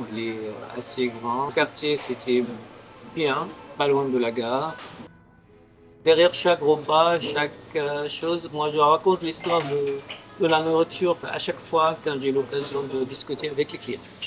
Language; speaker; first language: French; non-native, fluent; Arabic